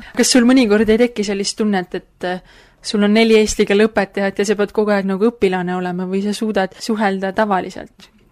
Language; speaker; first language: Estonian; native; Estonian